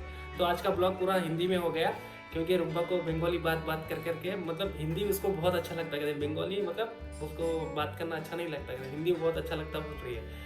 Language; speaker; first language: Hindi; non-native, local second language; Bangla